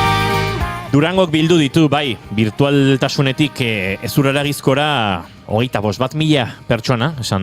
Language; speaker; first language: Basque; native; Basque